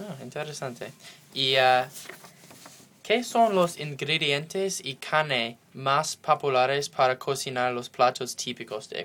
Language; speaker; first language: Spanish; non-native, learner; English